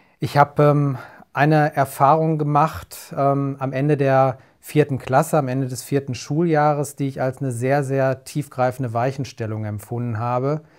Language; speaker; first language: German; native; German